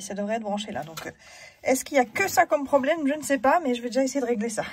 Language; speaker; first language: French; native; French